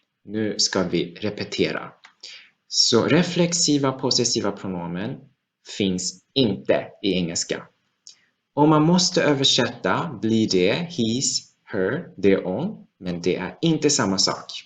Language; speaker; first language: Swedish; non-native, fluent; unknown